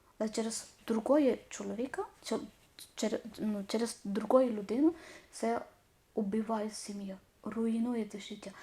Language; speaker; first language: Ukrainian; non-native, learner; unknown